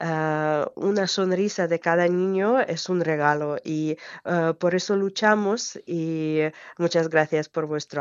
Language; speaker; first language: Spanish; non-native, fluent; Ukrainian